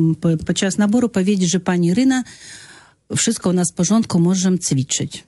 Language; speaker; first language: Polish; non-native, learner; Russian